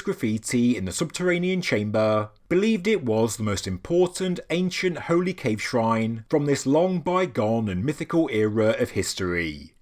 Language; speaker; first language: English; native; English